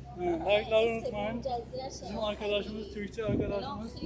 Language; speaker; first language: Turkish; non-native, learner; Persian